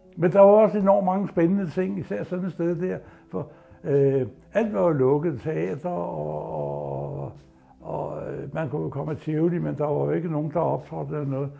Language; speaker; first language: Danish; native; Danish